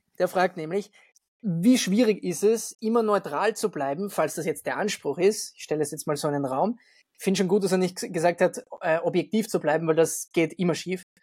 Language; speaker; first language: German; native; German